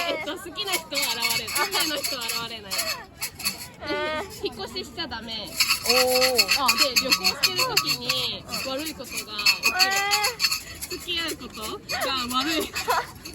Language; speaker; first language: Japanese; non-native, learner; Korean